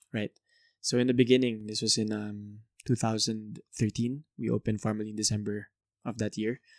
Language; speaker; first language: English; non-native, local second language; Filipino